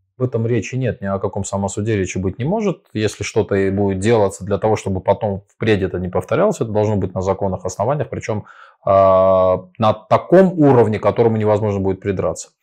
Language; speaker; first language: Russian; non-native, local second language; Armenian